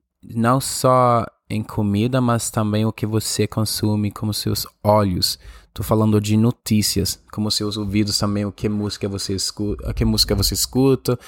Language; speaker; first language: Portuguese; non-native, fluent; Spanish